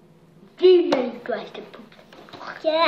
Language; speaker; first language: German; early bilingual, heritage; German